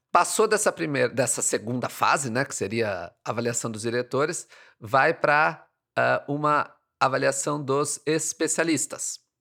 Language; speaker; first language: Portuguese; native; Portuguese